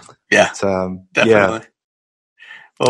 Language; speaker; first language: English; native; English